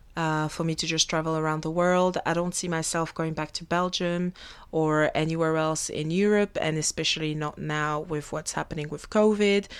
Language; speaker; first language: English; non-native, fluent; French